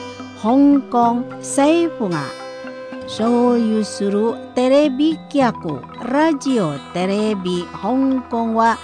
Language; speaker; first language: Japanese; non-native, fluent; Indonesian